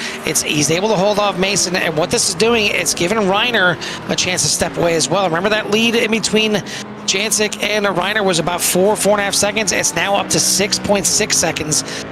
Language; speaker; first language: English; native; English